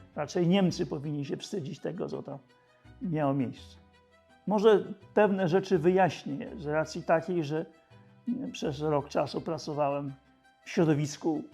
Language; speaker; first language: Polish; native; Polish